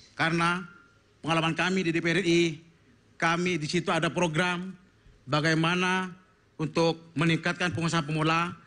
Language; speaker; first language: Indonesian; non-native, local second language; Madurese